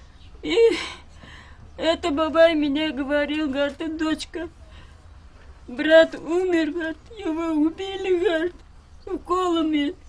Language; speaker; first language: Russian; non-native, local second language; Crimean Tatar